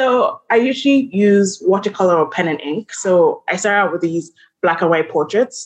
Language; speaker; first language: English; non-native, local second language; Yoruba